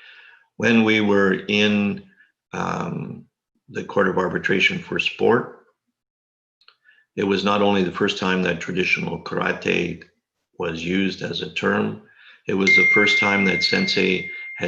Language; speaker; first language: English; non-native, fluent; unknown